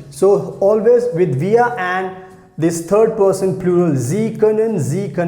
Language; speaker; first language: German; non-native, fluent; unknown